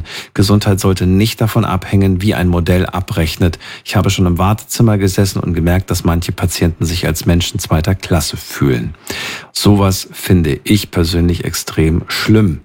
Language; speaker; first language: German; native; German